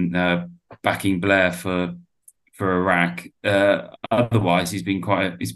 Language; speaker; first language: English; native; English